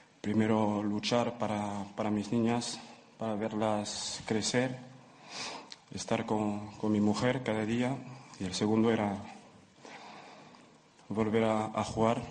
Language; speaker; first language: Spanish; non-native, fluent; French